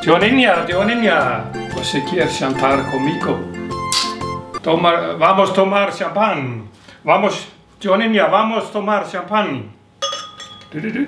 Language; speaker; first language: Portuguese; non-native, learner; Icelandic